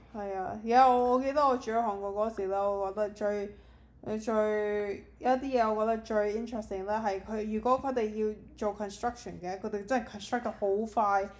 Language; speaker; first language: Cantonese; early bilingual, heritage; Cantonese